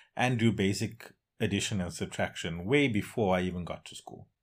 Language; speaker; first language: English; native; English